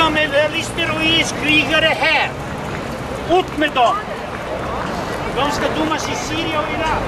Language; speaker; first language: Swedish; non-native, fluent; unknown